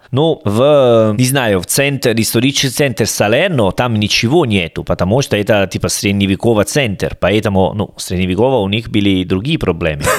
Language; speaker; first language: Russian; non-native, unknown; Italian